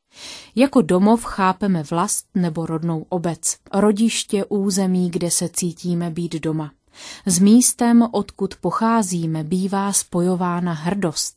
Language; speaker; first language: Czech; native; Czech